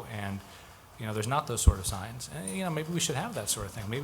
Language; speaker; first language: English; native; English